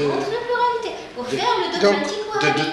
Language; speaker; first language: French; non-native, learner; Arabic